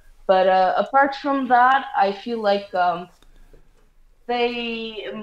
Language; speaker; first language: English; non-native, fluent; Portuguese